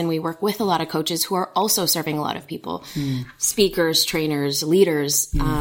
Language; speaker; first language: English; native; English